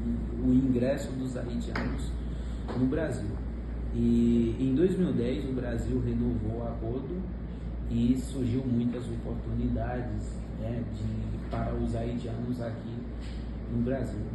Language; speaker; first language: Portuguese; non-native, fluent; Haitian Creole